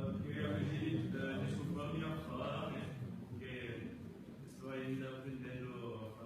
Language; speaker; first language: Portuguese; non-native, learner; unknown